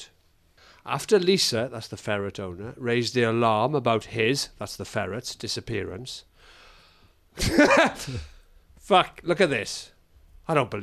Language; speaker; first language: English; native; English